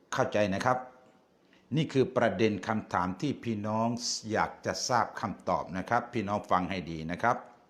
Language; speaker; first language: Thai; non-native, local second language; Malay